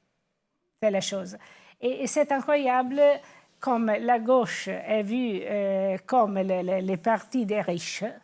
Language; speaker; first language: French; non-native, fluent; Italian